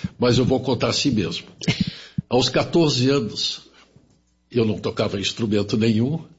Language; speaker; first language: Portuguese; early bilingual, other home language; German